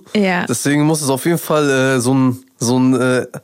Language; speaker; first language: German; early bilingual, other home language; Persian